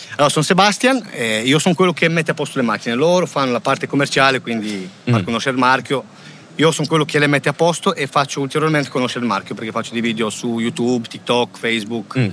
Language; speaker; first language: Italian; non-native, fluent; Romanian